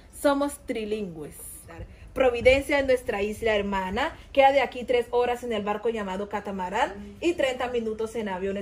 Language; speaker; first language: Spanish; non-native, local second language; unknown